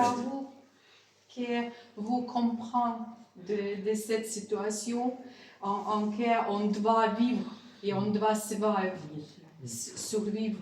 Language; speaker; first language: French; non-native, learner; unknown